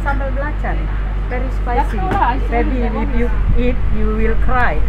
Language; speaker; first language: English; non-native, learner; Indonesian